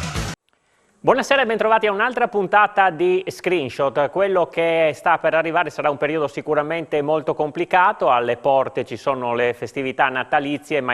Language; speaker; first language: Italian; native; Italian